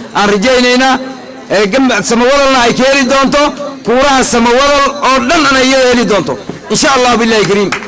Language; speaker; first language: Somali; native; Somali